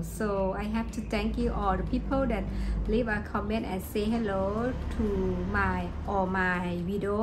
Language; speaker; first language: English; non-native, learner; Thai